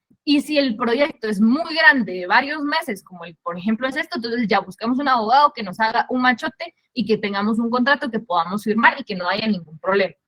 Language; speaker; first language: Spanish; native; Spanish